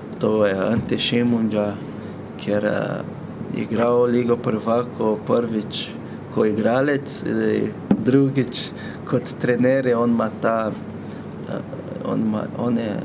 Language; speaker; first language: Slovenian; non-native, fluent; Portuguese